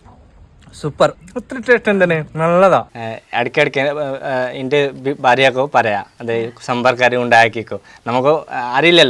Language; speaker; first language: Malayalam; non-native, local second language; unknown